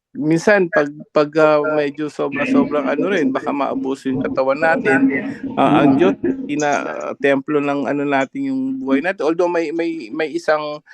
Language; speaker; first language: Filipino; native; Filipino